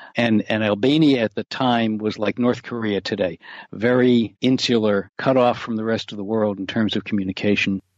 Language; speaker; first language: English; native; English